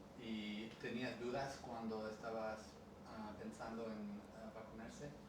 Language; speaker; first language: Spanish; early bilingual, heritage; English